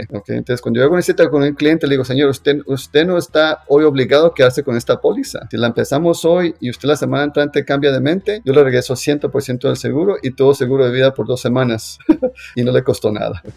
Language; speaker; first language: Spanish; native; Spanish